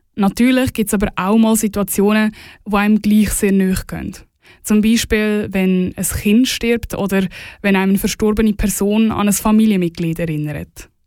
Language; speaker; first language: German; native; German